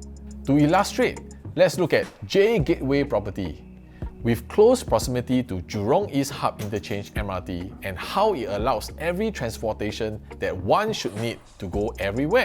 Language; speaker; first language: English; native; English